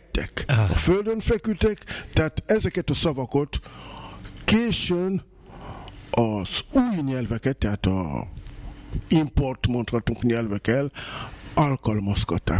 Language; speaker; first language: Hungarian; non-native, fluent; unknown